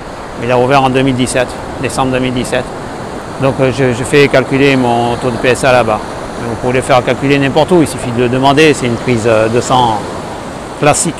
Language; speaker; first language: French; native; French